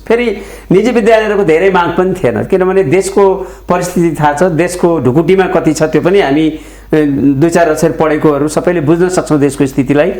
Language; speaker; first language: Nepali; native; Nepali